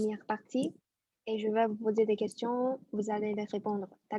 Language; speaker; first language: French; non-native, fluent; Chinese